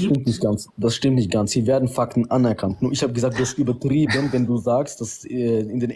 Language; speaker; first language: German; early bilingual, other home language; Arabic